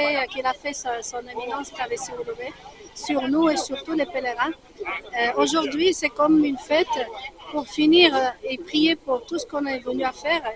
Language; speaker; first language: French; non-native, fluent; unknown